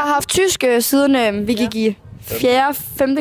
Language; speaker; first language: Danish; native; Danish